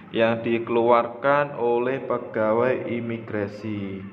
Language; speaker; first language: Indonesian; native; Indonesian